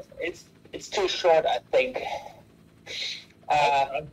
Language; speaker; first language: English; non-native, learner; German